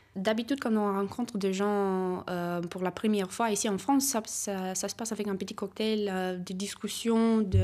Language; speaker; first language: French; non-native, fluent; Romanian